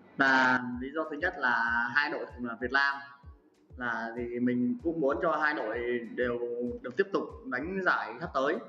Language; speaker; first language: Vietnamese; native; Vietnamese